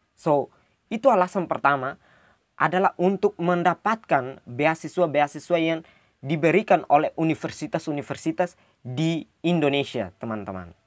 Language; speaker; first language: Indonesian; non-native, local second language; Tetum